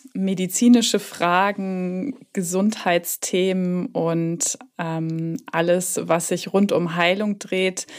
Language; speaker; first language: German; native; German